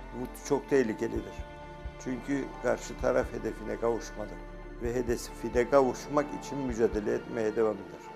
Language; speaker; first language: Turkish; native; Turkish